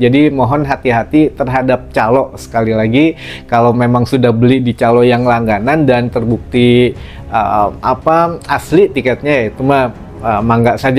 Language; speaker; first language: Indonesian; native; Indonesian